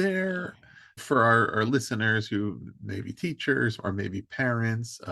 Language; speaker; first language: English; native; English